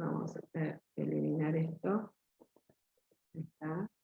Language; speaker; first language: Spanish; native; Spanish